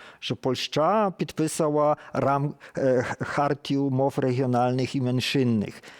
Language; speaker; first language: Ukrainian; early bilingual, heritage; Ukrainian